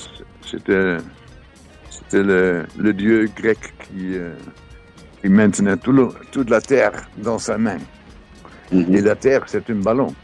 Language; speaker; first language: French; non-native, fluent; Dutch